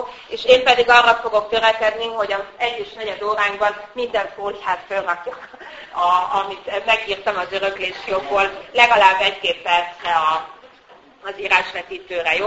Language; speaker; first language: Hungarian; native; Hungarian